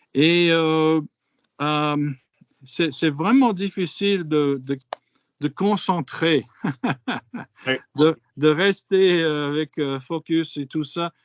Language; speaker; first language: French; non-native, fluent; English